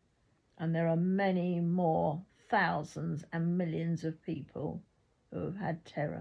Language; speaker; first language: English; native; English